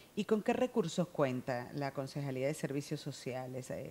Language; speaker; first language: Spanish; native; Spanish